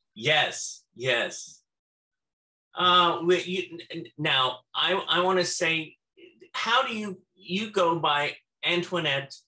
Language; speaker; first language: English; native; English